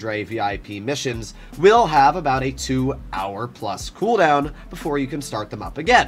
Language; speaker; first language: English; native; English